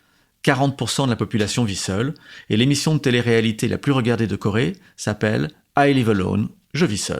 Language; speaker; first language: French; native; French